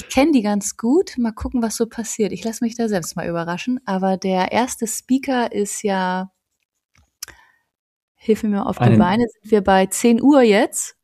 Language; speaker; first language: German; native; German